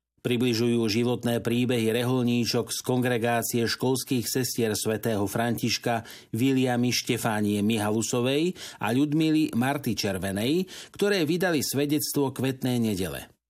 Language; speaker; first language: Slovak; native; Slovak